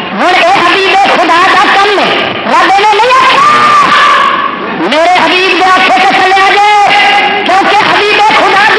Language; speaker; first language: Urdu; non-native, local second language; Saraiki